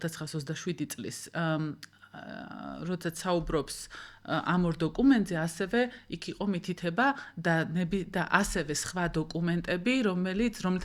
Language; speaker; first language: Georgian; native; Georgian